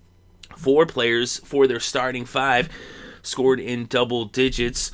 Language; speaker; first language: English; native; English